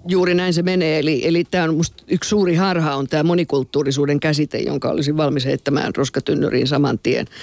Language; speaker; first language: Finnish; native; Finnish